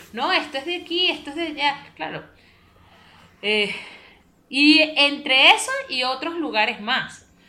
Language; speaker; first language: Spanish; native; Spanish